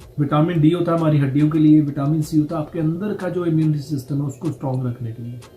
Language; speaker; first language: Hindi; non-native, local second language; Punjabi